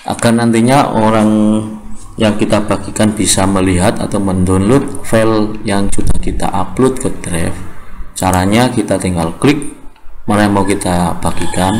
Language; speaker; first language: Indonesian; native; Indonesian